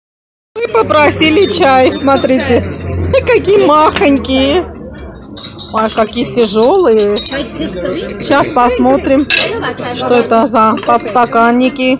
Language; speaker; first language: Russian; non-native, local second language; Armenian